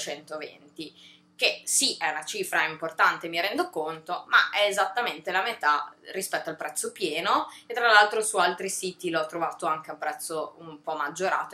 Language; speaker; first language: Italian; native; Italian